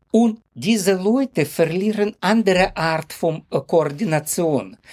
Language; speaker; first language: German; non-native, learner; Ukrainian